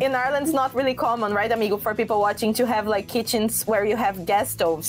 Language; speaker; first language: English; non-native, fluent; Portuguese